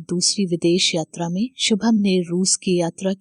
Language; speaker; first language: Hindi; native; Hindi